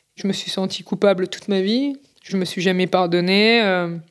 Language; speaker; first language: French; native; French